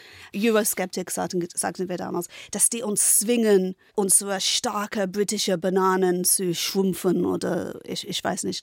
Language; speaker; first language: German; non-native, fluent; English